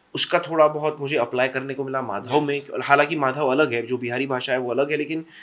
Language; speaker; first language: Hindi; non-native, local second language; English